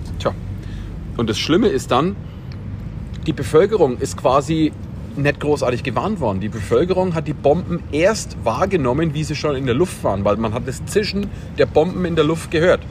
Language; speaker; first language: German; native; German